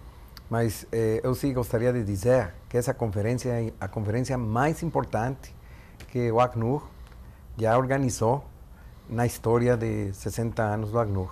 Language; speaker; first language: Portuguese; non-native, fluent; Spanish